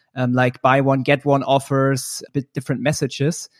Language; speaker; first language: English; non-native, fluent; German